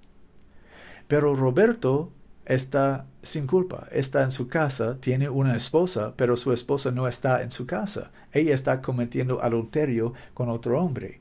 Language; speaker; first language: Spanish; non-native, learner; English